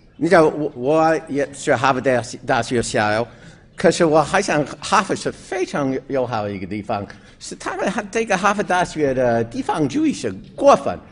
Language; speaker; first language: Chinese; non-native, learner; English